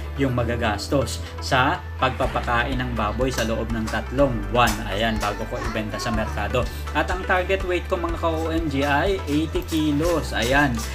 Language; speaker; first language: Filipino; non-native, local second language; Bikol